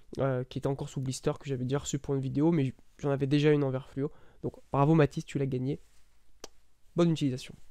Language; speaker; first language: French; native; French